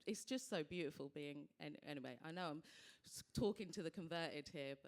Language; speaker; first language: English; native; English